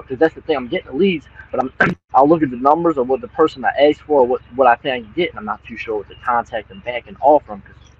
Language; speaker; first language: English; native; English